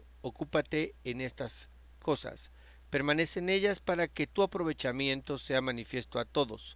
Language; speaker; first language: Spanish; native; Spanish